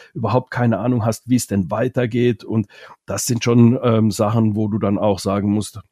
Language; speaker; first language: German; non-native, fluent; Finnish